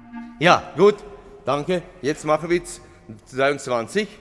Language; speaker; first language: German; non-native, fluent; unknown